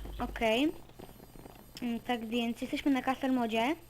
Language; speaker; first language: Polish; native; Polish